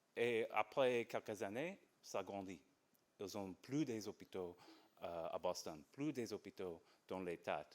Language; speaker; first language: French; non-native, fluent; English